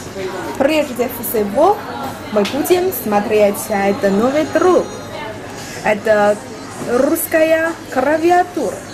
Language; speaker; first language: Russian; non-native, learner; Chinese